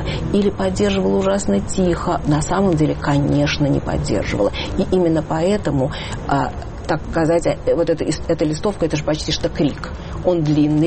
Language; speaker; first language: Russian; native; Russian